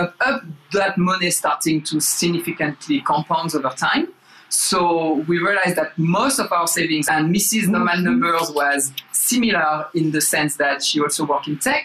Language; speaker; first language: English; non-native, fluent; French